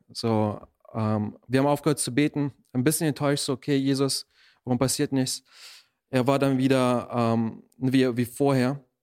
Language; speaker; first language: German; early bilingual, other home language; Russian